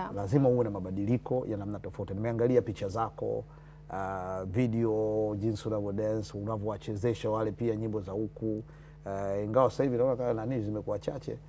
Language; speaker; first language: Swahili; native; Swahili